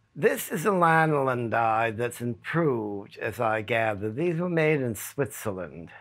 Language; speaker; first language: English; native; English